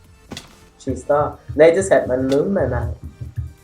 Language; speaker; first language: German; native; German